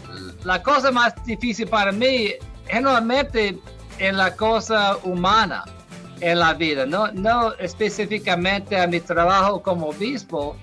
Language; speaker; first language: Spanish; non-native, fluent; English